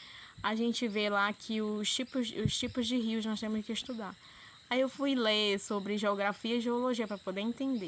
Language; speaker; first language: Portuguese; native; Portuguese